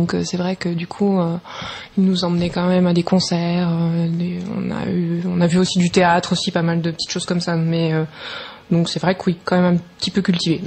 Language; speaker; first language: French; native; French